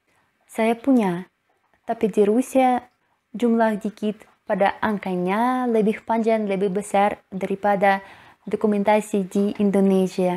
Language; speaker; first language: Indonesian; non-native, learner; Russian